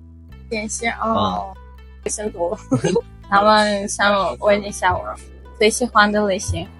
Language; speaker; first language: Chinese; non-native, fluent; Russian